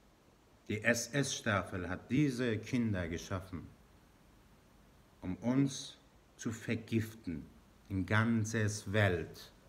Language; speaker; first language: German; non-native, learner; Persian